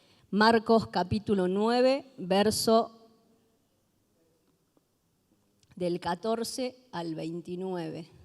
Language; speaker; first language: Spanish; native; Spanish